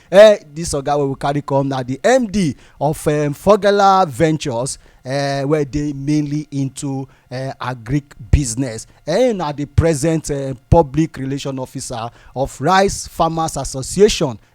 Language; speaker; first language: Nigerian Pidgin; non-native, local second language; Bini